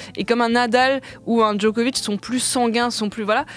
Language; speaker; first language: French; native; French